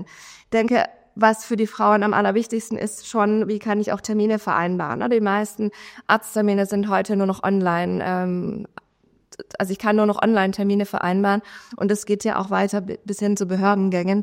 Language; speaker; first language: German; native; German